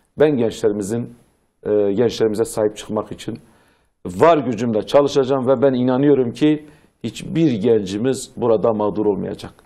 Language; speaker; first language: Turkish; non-native, local second language; Zaza